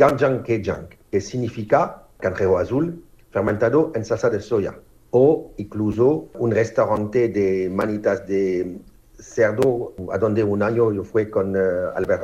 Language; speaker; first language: Spanish; non-native, learner; French